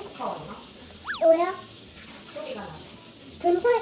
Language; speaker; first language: Korean; early bilingual, other home language; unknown